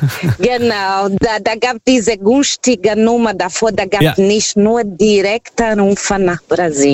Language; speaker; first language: German; non-native, fluent; Portuguese